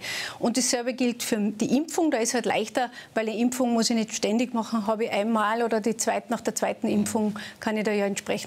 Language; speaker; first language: German; native; German